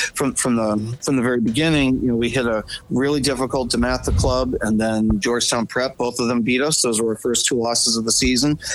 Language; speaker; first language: English; native; English